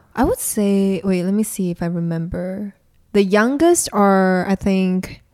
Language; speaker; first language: English; non-native, local second language; Chinese